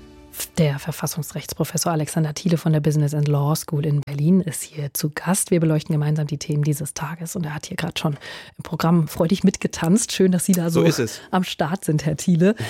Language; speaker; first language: German; native; German